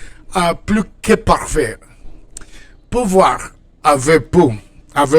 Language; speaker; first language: French; non-native, fluent; Spanish